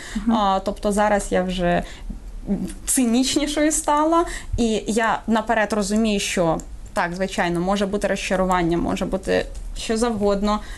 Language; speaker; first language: Ukrainian; native; Ukrainian